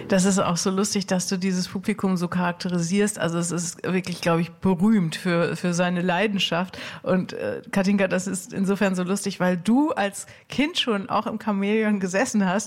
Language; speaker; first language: German; native; German